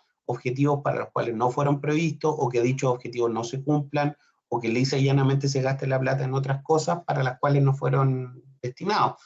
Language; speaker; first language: Spanish; native; Spanish